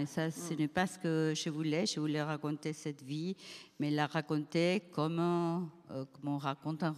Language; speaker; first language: French; non-native, fluent; Spanish